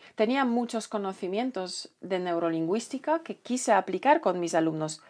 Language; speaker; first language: Spanish; non-native, fluent; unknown